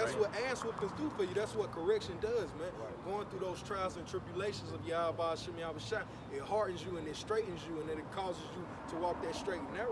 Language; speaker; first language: English; native; English